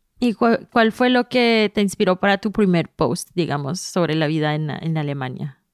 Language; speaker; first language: Spanish; early bilingual, heritage; Spanish